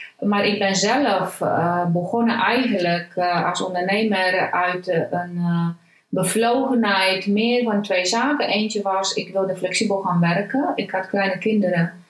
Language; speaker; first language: Dutch; non-native, fluent; Romanian